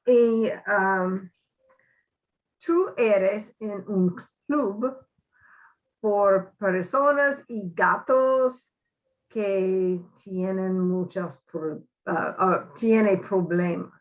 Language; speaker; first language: Spanish; non-native, learner; English